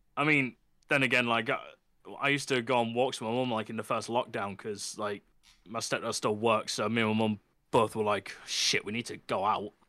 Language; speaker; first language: English; native; English